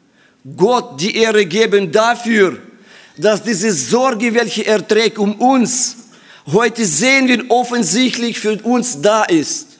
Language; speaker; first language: German; non-native, fluent; Russian